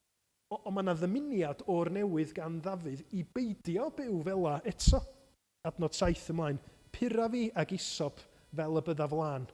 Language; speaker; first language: Welsh; native; Welsh